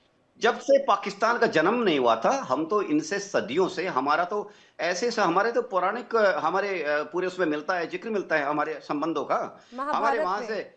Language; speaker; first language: Hindi; native; Hindi